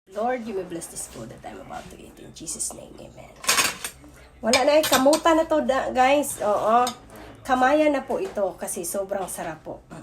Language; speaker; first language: Filipino; non-native, local second language; Cebuano